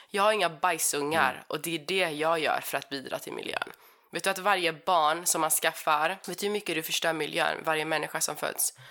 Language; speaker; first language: Swedish; early bilingual, heritage; Swedish